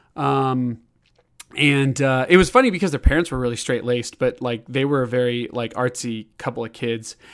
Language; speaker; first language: English; native; English